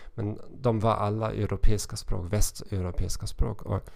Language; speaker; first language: Swedish; non-native, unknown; German